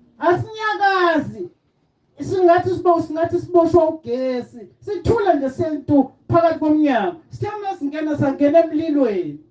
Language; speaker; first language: Zulu; native; Zulu